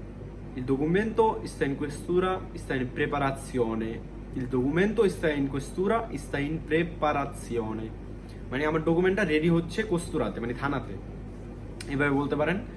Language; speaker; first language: Italian; non-native, fluent; Bangla